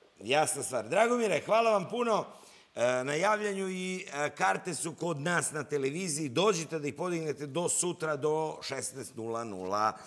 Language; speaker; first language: Serbian; native; Serbian